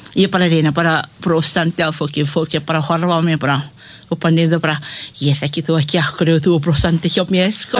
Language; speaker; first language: Icelandic; non-native, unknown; Malay